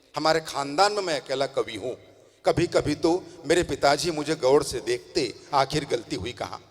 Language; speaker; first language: Hindi; non-native, local second language; Tamil